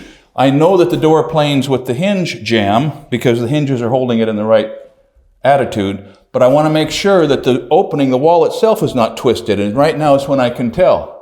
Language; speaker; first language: English; native; English